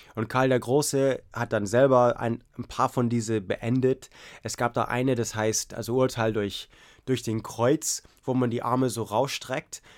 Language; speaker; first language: German; non-native, fluent; English